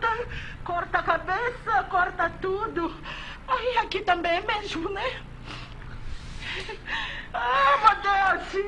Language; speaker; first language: Portuguese; non-native, learner; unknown